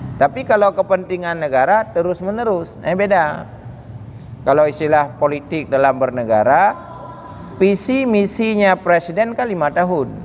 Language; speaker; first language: Malay; non-native, local second language; Achinese